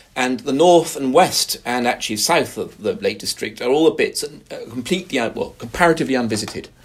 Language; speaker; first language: English; native; English